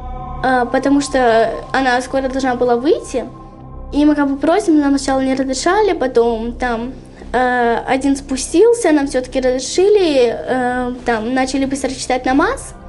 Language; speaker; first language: Russian; native; Russian